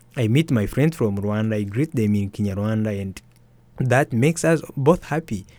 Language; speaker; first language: English; early bilingual, other home language; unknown